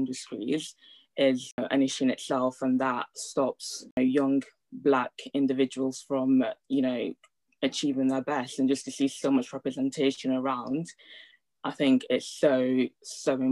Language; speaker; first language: English; early bilingual, other home language; Italian